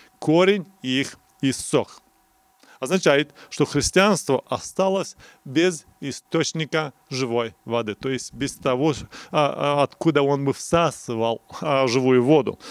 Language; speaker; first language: Russian; non-native, local second language; Romanian